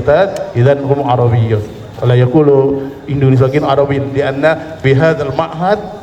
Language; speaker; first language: Arabic; non-native, fluent; Indonesian